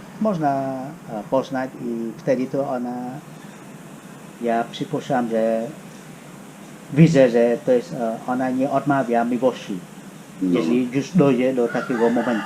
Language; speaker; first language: Polish; non-native, fluent; Khmer